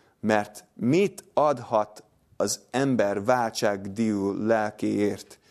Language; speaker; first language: Hungarian; non-native, fluent; English